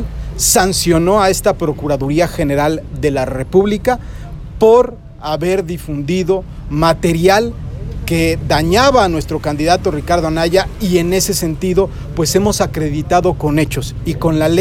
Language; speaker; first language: Spanish; native; Spanish